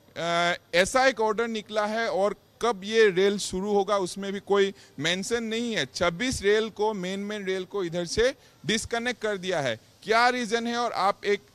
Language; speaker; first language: Hindi; non-native, local second language; Assamese